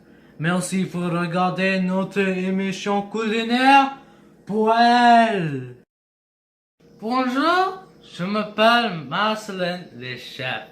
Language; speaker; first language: French; non-native, learner; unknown